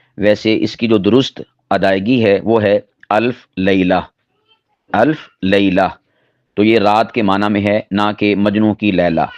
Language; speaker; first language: Urdu; non-native, local second language; Punjabi